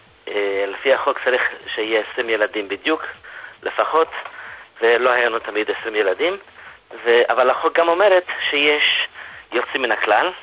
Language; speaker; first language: Hebrew; non-native, fluent; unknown